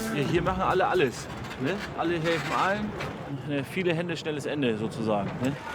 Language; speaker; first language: German; native; German